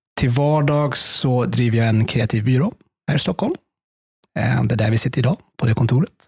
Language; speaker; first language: Swedish; early bilingual, other home language; Persian